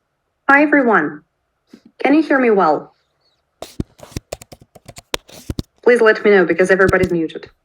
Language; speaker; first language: English; non-native, fluent; Russian